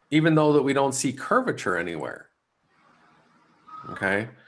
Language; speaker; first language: English; native; English